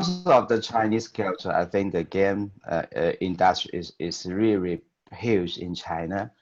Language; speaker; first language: English; non-native, fluent; Chinese